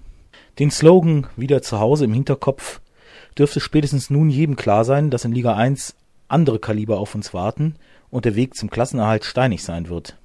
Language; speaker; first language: German; native; German